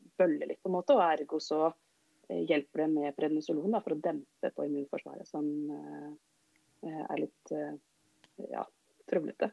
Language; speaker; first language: Norwegian; native; Norwegian